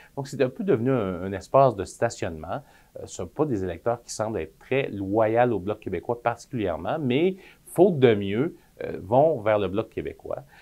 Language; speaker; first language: French; native; French